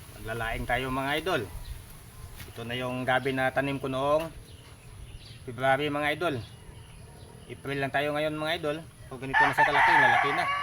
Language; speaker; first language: Filipino; non-native, local second language; Cebuano